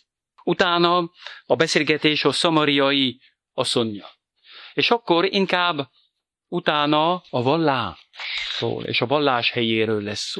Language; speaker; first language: Hungarian; non-native, fluent; French